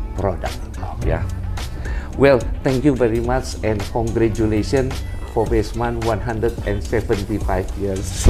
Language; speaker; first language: English; non-native, learner; Indonesian